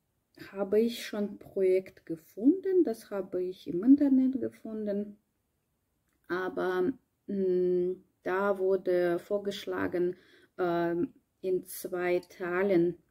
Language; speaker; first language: German; non-native, learner; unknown